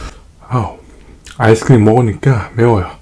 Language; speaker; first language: Korean; non-native, learner; Russian